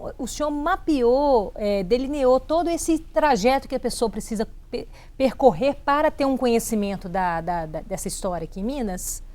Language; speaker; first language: Portuguese; native; Portuguese